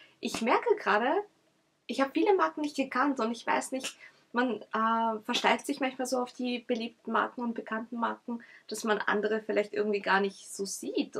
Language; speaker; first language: German; early bilingual, other home language; Russian